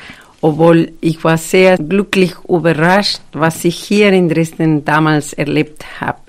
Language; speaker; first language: German; non-native, fluent; Spanish